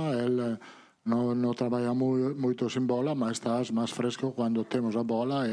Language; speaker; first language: Portuguese; non-native, learner; Italian